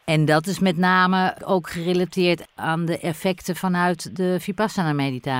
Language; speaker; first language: Dutch; native; Dutch